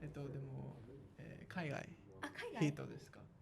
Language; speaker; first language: Japanese; non-native, learner; English